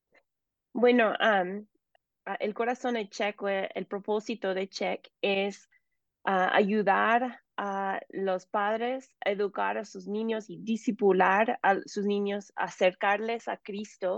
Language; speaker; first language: Spanish; non-native, fluent; English